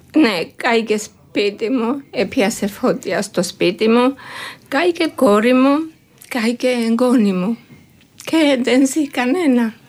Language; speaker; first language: Greek; non-native, learner; Georgian